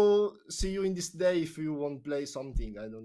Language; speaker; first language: English; non-native, learner; Italian